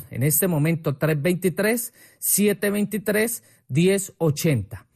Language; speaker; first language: Spanish; native; Spanish